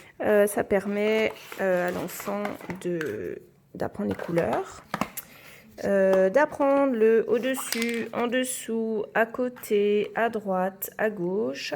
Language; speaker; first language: French; native; French